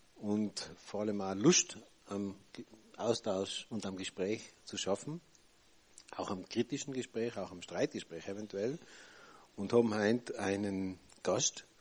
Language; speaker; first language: German; native; German